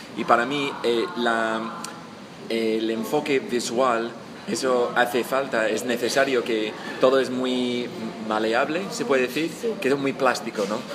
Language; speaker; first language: Spanish; non-native, fluent; English